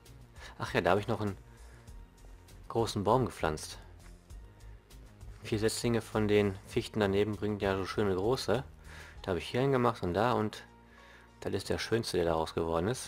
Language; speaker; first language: German; native; German